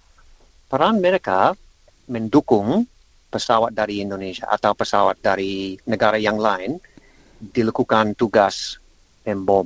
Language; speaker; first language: Indonesian; non-native, learner; English